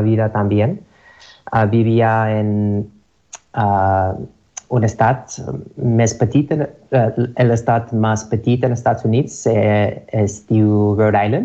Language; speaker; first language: Catalan; non-native, learner; English